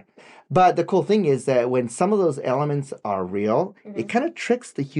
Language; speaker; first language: English; non-native, fluent; Japanese